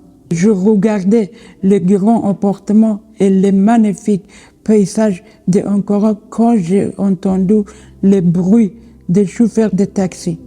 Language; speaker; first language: French; non-native, learner; Persian